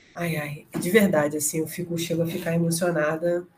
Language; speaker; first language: Portuguese; native; Portuguese